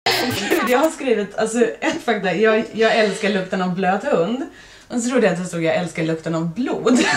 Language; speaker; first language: Swedish; native; Swedish